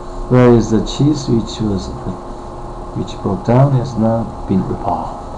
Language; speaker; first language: English; non-native, fluent; Korean